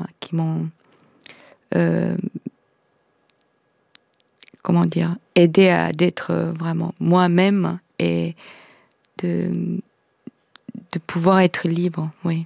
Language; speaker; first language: French; non-native, fluent; Korean